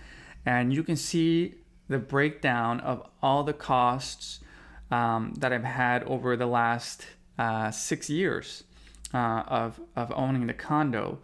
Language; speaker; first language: English; native; English